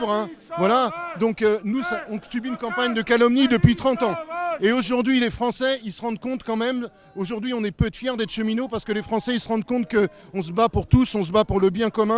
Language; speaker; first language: French; native; French